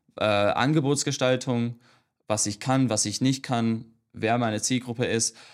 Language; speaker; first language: German; non-native, fluent; English